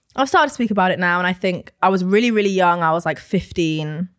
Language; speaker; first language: English; native; English